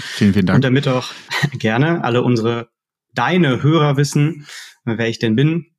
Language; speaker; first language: German; native; German